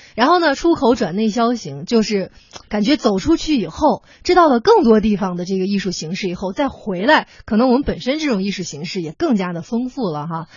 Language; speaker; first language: Chinese; native; Chinese